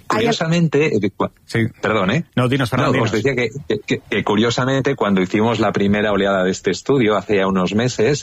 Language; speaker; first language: Spanish; native; Spanish